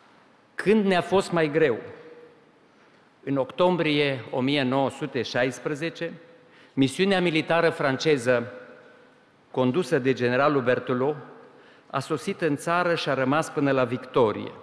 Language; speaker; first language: Romanian; native; Romanian